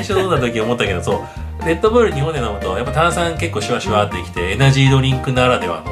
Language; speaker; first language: Japanese; native; Japanese